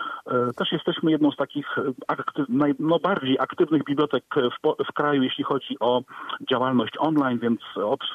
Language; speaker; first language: Polish; native; Polish